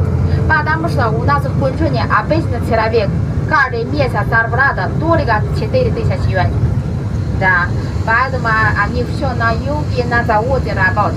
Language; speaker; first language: Russian; non-native, learner; Chinese